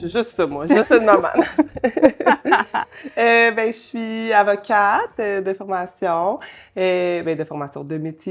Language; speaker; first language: French; native; French